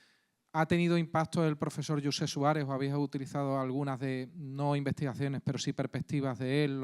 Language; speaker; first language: Spanish; native; Spanish